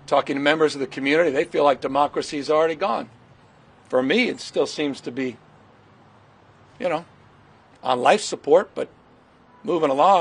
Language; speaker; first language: English; native; English